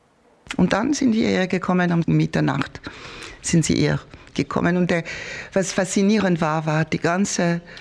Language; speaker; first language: German; non-native, fluent; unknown